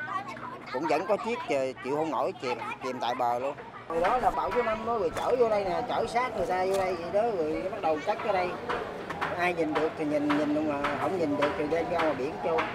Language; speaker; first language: Vietnamese; native; Vietnamese